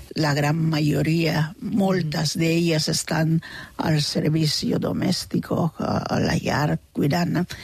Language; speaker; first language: Catalan; non-native, fluent; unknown